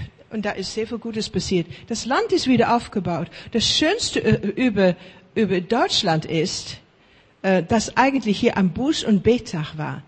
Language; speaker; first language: German; non-native, fluent; Afrikaans